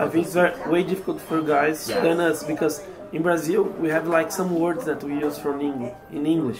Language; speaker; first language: English; non-native, fluent; Portuguese